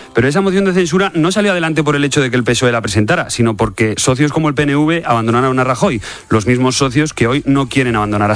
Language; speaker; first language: Spanish; native; Spanish